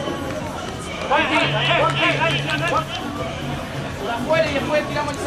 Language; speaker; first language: Spanish; native; Spanish